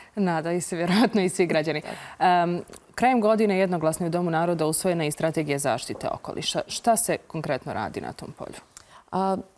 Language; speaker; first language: Croatian; native; Croatian